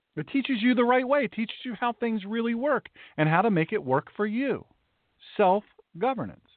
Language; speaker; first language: English; native; English